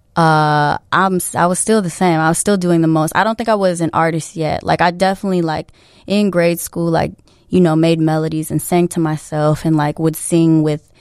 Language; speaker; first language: English; early bilingual, other home language; Filipino